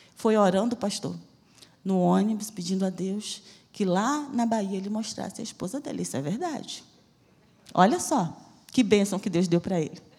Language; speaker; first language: Portuguese; native; Portuguese